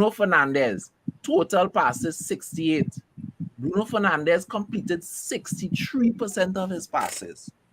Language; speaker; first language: English; native; English